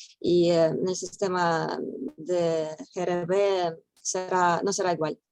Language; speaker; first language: Spanish; non-native, fluent; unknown